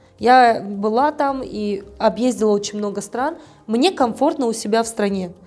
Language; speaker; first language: Russian; non-native, local second language; Tajik